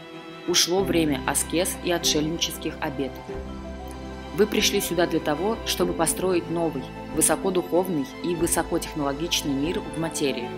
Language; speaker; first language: Russian; native; Russian